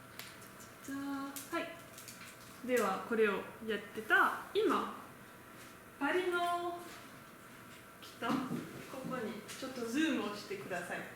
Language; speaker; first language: Japanese; non-native, learner; French